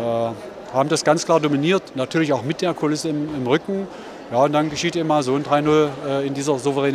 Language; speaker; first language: German; native; German